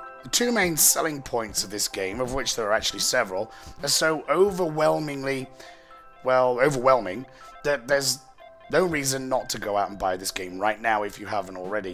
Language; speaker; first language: English; native; English